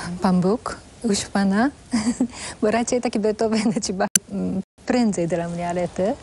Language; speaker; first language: Polish; non-native, fluent; Japanese